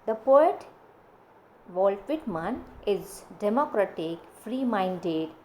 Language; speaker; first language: English; non-native, local second language; Marathi